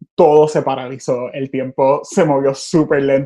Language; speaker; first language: Spanish; early bilingual, other home language; English